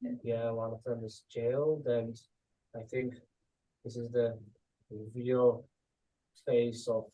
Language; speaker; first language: English; non-native, learner; Georgian